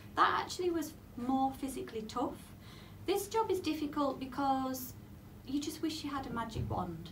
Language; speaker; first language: English; native; English